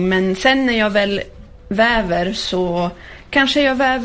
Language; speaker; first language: Swedish; early bilingual, heritage; Swedish